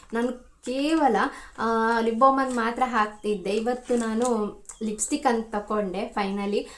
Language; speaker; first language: Kannada; non-native, local second language; Tulu